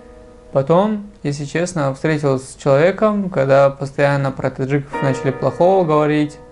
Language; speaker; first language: Russian; non-native, local second language; Tajik